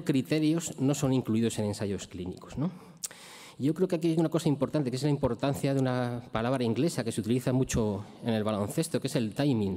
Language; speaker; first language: Spanish; native; Spanish